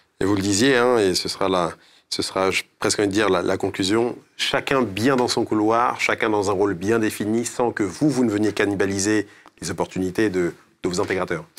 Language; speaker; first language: French; native; French